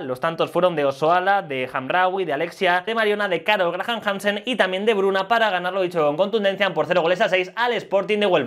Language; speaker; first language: Spanish; native; Spanish